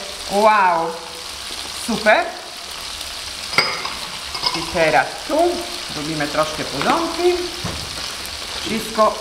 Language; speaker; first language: Polish; non-native, learner; Italian